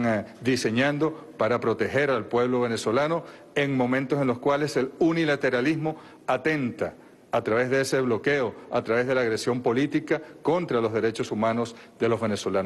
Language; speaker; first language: Spanish; native; Spanish